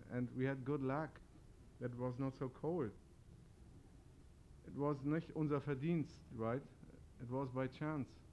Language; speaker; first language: English; non-native, learner; German